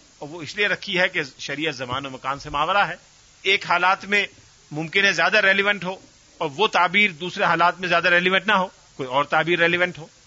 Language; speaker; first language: Urdu; native; Urdu